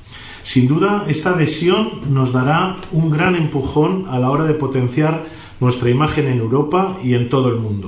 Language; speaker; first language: Spanish; native; Spanish